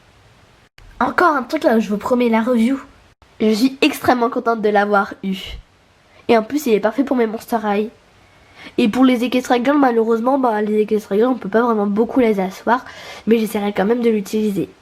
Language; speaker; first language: French; native; French